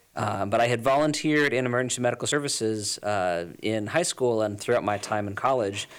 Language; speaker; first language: English; native; English